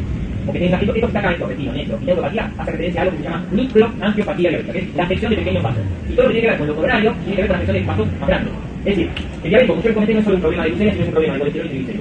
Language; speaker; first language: Spanish; native; Spanish